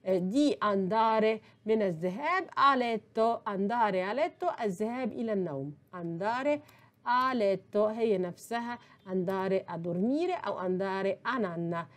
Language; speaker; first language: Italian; non-native, fluent; Arabic